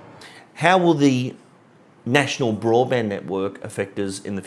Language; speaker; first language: English; native; English